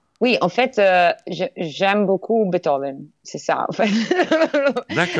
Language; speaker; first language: French; non-native, learner; Italian